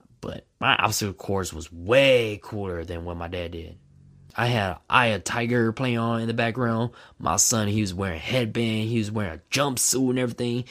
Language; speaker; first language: English; native; English